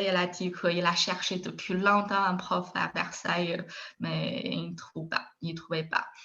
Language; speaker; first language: French; non-native, fluent; Chinese